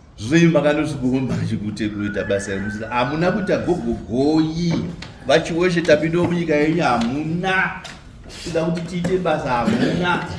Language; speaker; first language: Shona; native; Shona